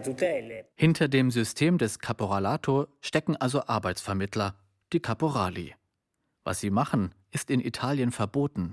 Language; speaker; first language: German; native; German